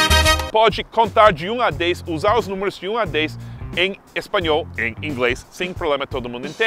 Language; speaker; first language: Portuguese; non-native, fluent; English